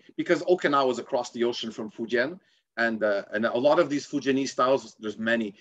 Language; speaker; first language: English; native; English